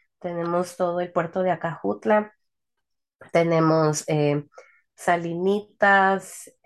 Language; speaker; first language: Spanish; early bilingual, heritage; Spanish